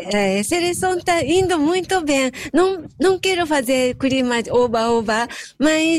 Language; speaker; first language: Portuguese; non-native, fluent; Japanese